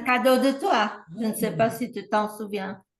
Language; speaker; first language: French; non-native, fluent; Czech